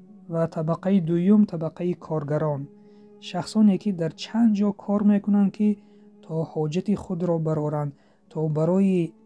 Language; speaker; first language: Persian; native; Persian